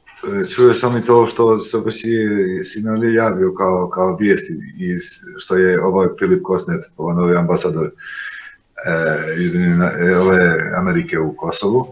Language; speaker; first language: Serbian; non-native, local second language; Albanian